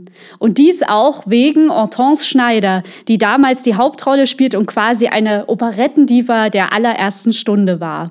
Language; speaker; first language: German; native; German